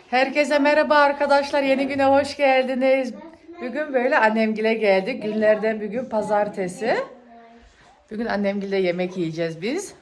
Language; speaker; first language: Turkish; early bilingual, heritage; Turkish